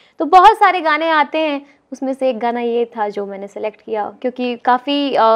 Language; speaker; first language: Hindi; native; Hindi